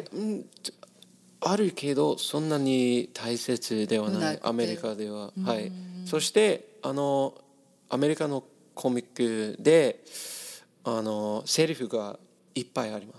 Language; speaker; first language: Japanese; non-native, learner; English